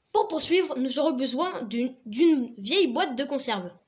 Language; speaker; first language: French; native; French